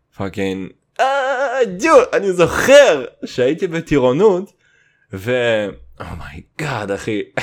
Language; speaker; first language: Hebrew; non-native, fluent; Russian